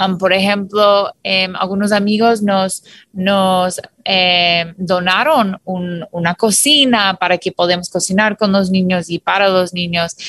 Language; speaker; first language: Spanish; non-native, fluent; English